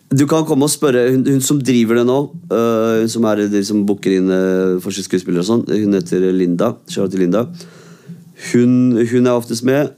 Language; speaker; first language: Norwegian; early bilingual, other home language; Kurdish